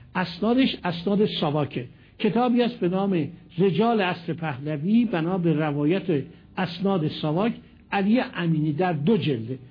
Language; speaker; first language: Persian; native; Persian